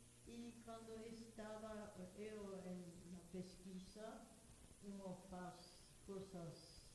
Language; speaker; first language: Portuguese; non-native, fluent; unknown